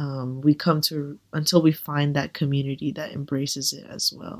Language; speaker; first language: English; native; English